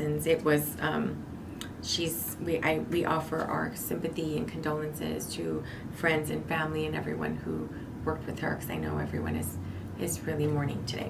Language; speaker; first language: English; native; English